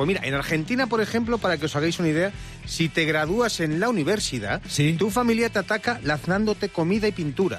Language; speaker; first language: Spanish; native; Spanish